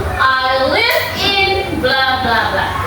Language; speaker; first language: English; non-native, learner; Indonesian